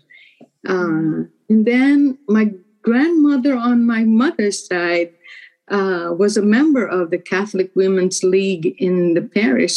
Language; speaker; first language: English; non-native, local second language; Filipino